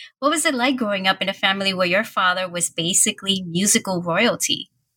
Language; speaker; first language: English; early bilingual, other home language; Spanish